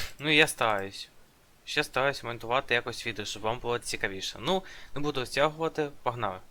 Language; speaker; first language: Ukrainian; non-native, local second language; Russian